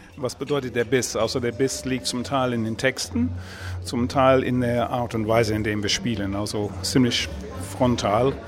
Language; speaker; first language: German; non-native, fluent; English